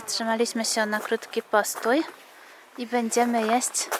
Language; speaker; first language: Polish; native; Polish